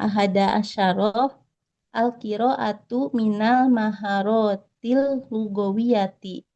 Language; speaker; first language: Arabic; non-native, learner; Indonesian